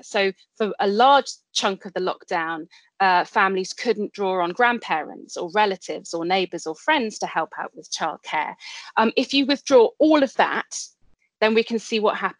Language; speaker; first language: English; native; English